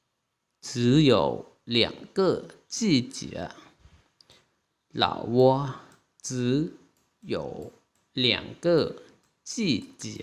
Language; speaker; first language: Chinese; non-native, fluent; Lao